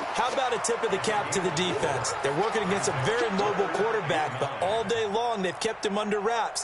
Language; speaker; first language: English; native; English